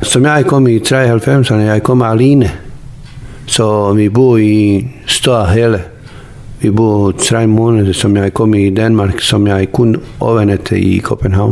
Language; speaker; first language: Danish; non-native, learner; Bosnian